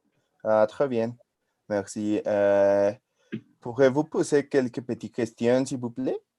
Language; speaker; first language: French; non-native, learner; Spanish